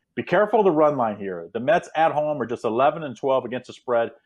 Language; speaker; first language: English; native; English